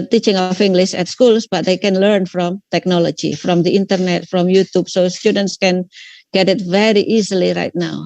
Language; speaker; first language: English; non-native, fluent; Indonesian